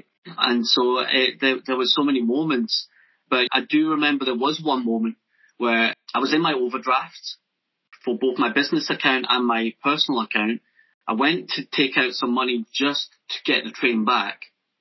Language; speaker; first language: English; native; English